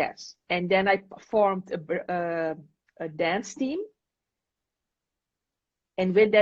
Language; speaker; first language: English; non-native, fluent; Dutch